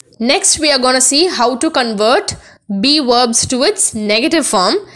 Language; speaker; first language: English; non-native, local second language; Tamil